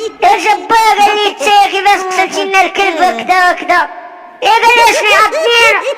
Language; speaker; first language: Arabic; native; Arabic